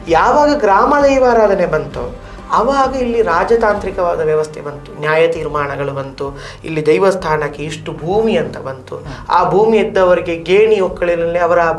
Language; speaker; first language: Kannada; non-native, local second language; Tulu